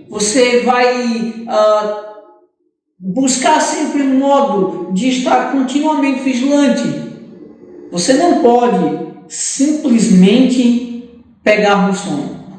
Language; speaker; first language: Portuguese; native; Portuguese